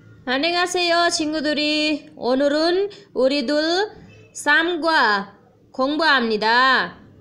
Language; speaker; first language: Korean; non-native, learner; Nepali